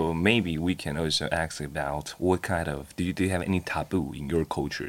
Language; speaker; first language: English; non-native, learner; Chinese